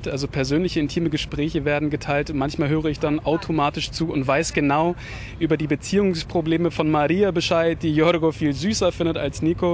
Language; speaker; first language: German; native; German